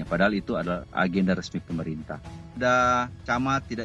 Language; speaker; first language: Indonesian; non-native, local second language; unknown